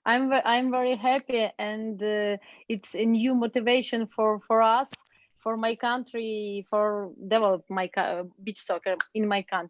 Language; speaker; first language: English; non-native, learner; Ukrainian